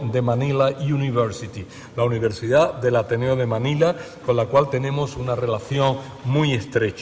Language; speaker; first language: Spanish; native; Spanish